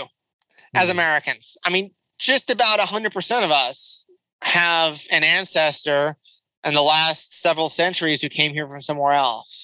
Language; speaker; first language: English; native; English